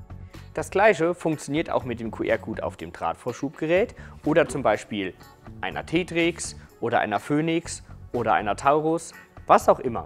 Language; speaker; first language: German; native; German